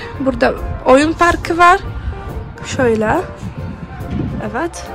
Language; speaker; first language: Turkish; non-native, learner; Polish